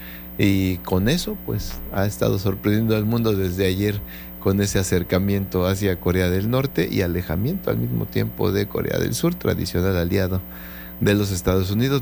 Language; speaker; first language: Spanish; native; Spanish